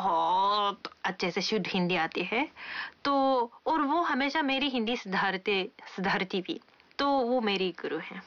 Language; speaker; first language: Hindi; non-native, fluent; Japanese